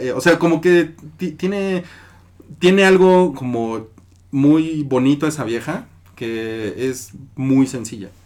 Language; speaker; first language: Spanish; native; Spanish